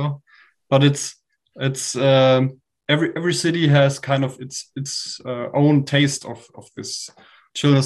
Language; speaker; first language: English; non-native, fluent; German